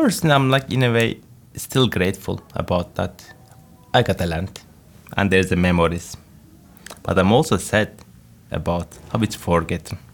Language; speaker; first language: English; non-native, fluent; Turkish